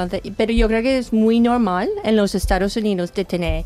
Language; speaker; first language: Spanish; non-native, fluent; English